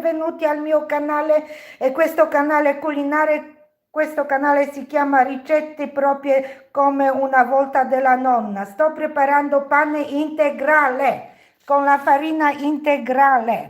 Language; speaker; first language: Italian; non-native, learner; Polish